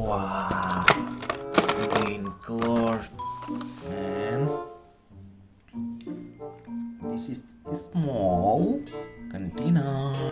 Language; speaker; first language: English; non-native, learner; Indonesian